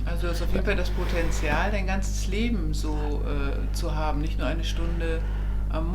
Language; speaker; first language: German; native; German